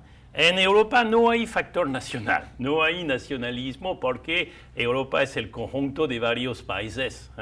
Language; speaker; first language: Spanish; non-native, fluent; French